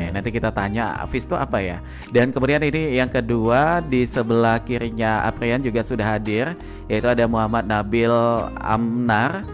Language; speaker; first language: Indonesian; native; Indonesian